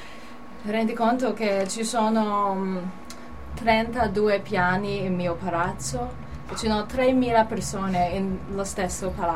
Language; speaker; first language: Italian; non-native, learner; Cantonese